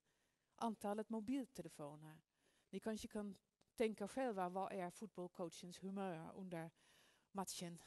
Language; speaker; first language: Swedish; non-native, fluent; Dutch